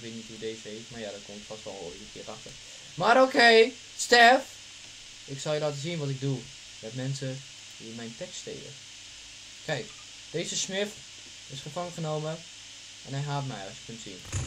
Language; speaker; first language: Dutch; native; Dutch